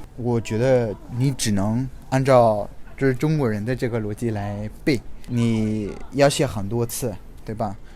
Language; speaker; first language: Chinese; non-native, fluent; Spanish